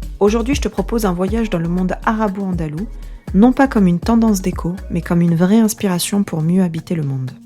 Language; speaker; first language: French; native; French